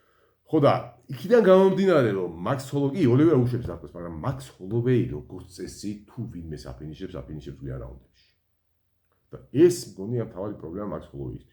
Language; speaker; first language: Georgian; native; Georgian